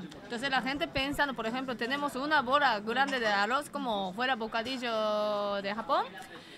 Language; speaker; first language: Spanish; non-native, learner; Japanese